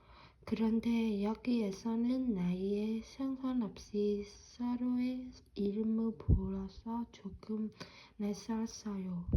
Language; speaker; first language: Korean; non-native, learner; Vietnamese